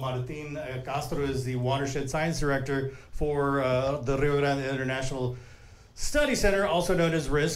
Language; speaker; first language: English; native; English